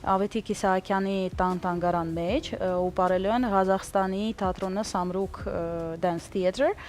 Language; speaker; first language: Armenian; early bilingual, heritage; Armenian